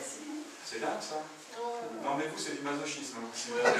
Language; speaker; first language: French; native; French